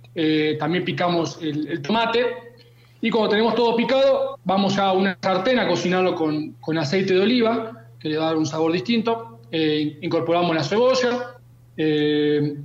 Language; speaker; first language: Spanish; native; Spanish